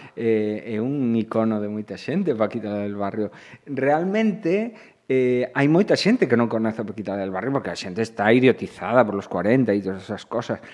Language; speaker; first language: Galician; native; Galician